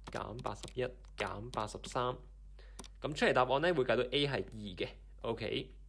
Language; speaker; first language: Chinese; non-native, local second language; Cantonese